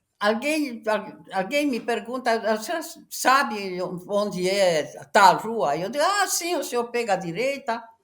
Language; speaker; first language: Portuguese; non-native, fluent; Venetian